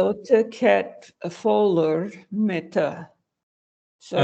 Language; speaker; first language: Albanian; non-native, learner; English